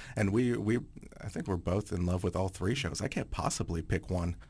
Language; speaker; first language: English; non-native, fluent; French